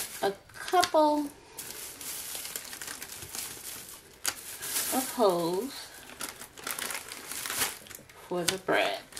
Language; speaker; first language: English; native; English